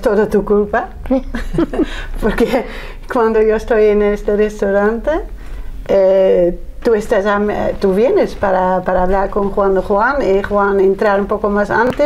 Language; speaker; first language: Spanish; non-native, learner; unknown